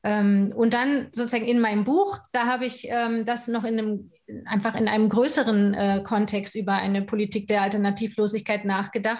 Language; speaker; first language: German; native; German